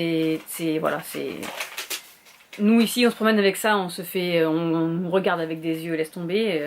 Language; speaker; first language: French; native; French